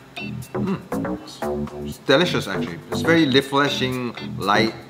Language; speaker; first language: English; non-native, fluent; Japanese